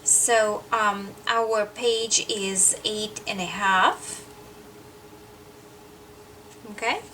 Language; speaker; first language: English; non-native, fluent; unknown